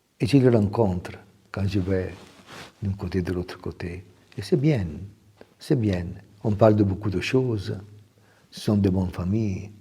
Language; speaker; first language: French; non-native, fluent; Italian